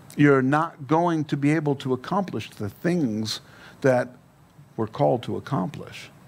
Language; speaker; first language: English; native; English